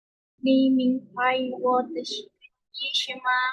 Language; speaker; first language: Chinese; non-native, learner; Indonesian